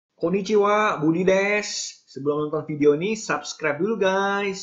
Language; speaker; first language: Indonesian; native; Indonesian